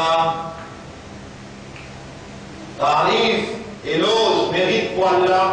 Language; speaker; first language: French; non-native, local second language; Morisyen